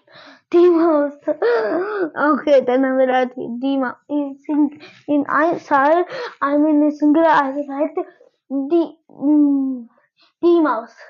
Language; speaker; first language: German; non-native, learner; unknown